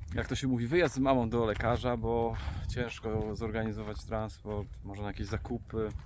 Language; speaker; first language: Polish; native; Polish